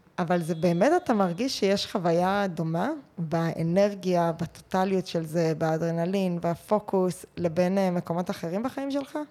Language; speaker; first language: Hebrew; native; Hebrew